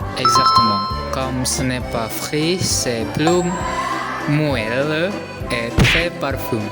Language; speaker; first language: French; non-native, learner; Indonesian